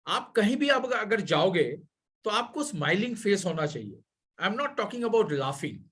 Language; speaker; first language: Hindi; non-native, local second language; Bangla